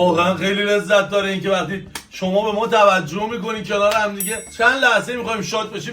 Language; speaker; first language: Persian; native; Persian